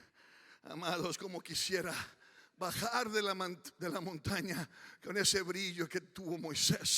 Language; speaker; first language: Spanish; early bilingual, heritage; Spanish